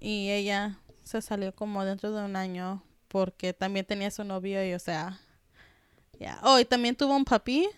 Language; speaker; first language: Spanish; early bilingual, heritage; Spanish